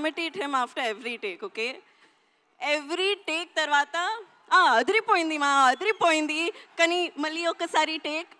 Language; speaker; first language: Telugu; non-native, local second language; Hindi